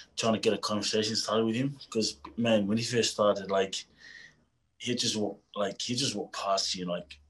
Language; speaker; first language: English; non-native, fluent; Tongan